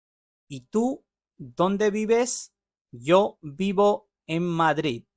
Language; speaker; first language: Spanish; non-native, fluent; Urdu